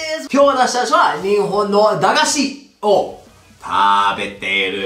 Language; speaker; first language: Japanese; non-native, learner; English